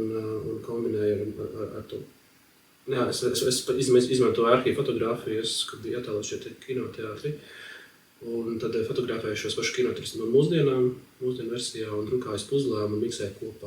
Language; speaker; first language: Latvian; native; Latvian